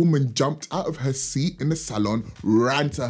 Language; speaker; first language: English; native; English